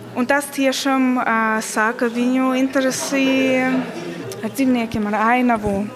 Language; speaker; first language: Latvian; non-native, learner; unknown